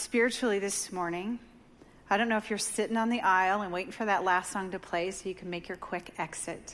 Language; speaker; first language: English; native; English